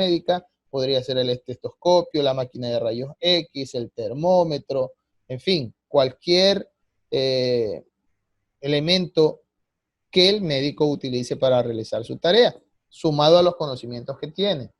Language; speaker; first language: Spanish; native; Spanish